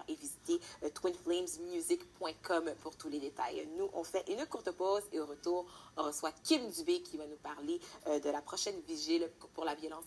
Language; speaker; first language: French; native; French